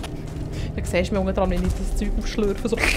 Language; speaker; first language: German; native; German